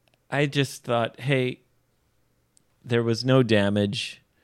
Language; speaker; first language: English; native; English